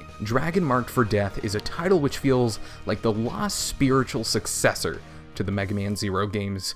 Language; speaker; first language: English; native; English